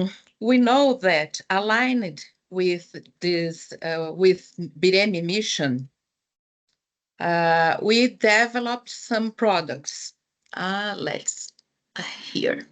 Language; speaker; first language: English; non-native, fluent; Portuguese